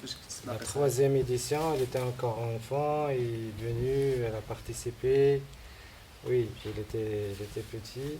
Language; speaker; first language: French; non-native, local second language; Arabic